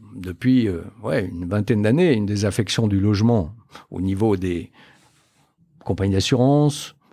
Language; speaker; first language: French; native; French